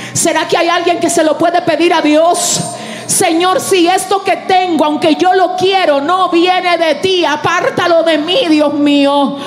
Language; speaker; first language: Spanish; early bilingual, heritage; Spanish